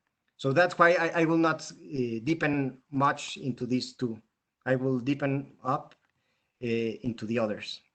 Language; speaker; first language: English; non-native, fluent; Spanish